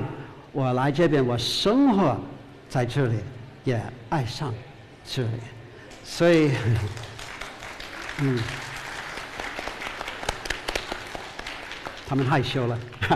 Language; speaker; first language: Chinese; non-native, fluent; English